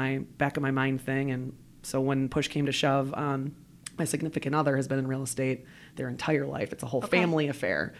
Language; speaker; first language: English; native; English